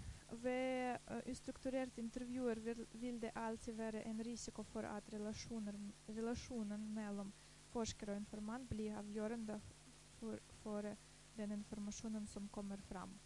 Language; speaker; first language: Norwegian; non-native, fluent; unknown